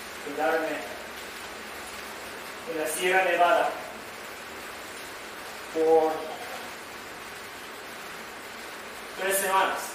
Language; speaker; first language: Spanish; non-native, learner; Japanese